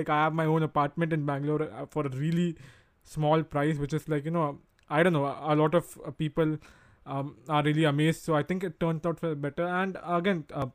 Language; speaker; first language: English; non-native, local second language; Hindi